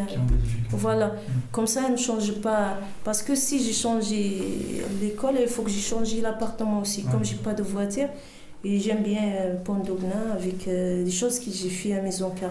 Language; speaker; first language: French; non-native, learner; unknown